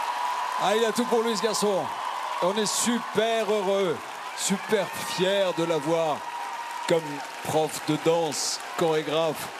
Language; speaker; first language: French; native; French